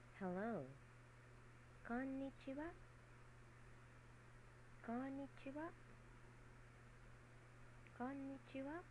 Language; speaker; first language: Japanese; non-native, learner; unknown